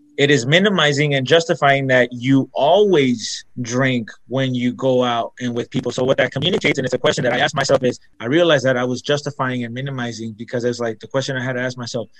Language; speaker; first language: English; early bilingual, other home language; Spanish